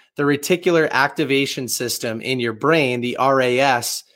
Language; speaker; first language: English; native; English